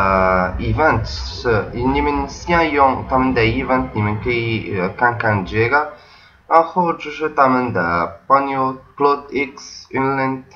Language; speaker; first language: Chinese; non-native, learner; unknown